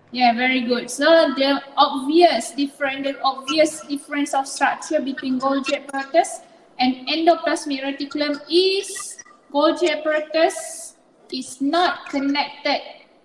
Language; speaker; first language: English; non-native, local second language; Malay